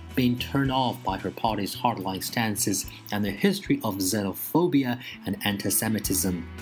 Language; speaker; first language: English; non-native, fluent; Chinese